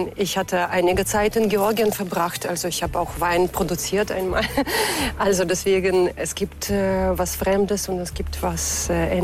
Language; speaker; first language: German; non-native, fluent; Russian